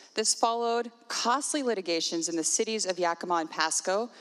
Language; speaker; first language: English; native; English